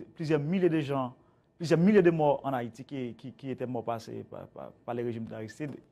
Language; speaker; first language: French; native; French